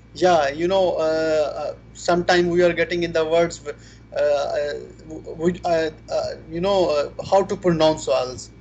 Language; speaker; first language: English; non-native, fluent; Arabic